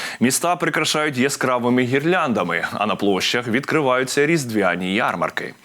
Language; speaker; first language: Ukrainian; native; Ukrainian